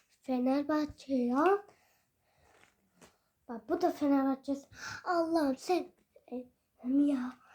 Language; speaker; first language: Turkish; early bilingual, heritage; Turkish